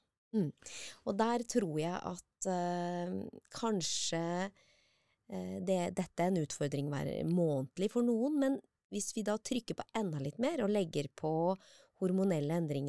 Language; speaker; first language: Norwegian; native; Norwegian